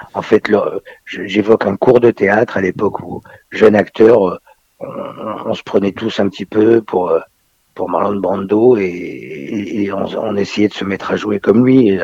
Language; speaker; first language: French; native; French